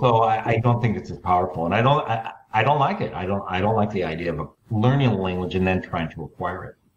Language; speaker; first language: English; native; English